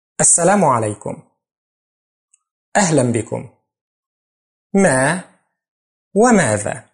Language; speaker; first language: Arabic; non-native, fluent; Indonesian